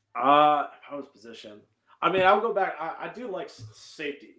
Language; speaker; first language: English; native; English